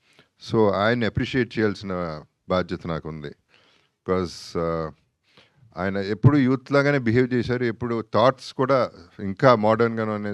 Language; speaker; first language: Telugu; native; Telugu